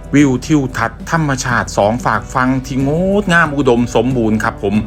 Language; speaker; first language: Thai; native; Thai